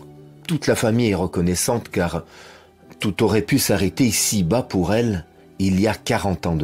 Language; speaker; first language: French; native; French